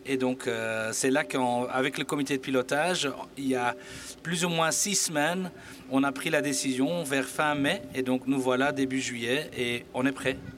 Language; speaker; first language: French; native; French